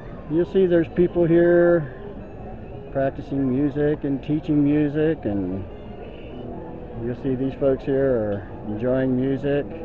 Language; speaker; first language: English; native; English